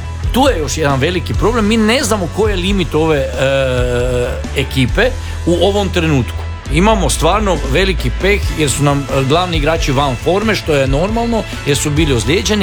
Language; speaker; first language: Serbian; native; Serbian